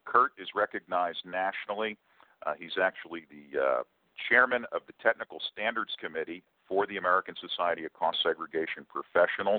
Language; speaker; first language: English; native; English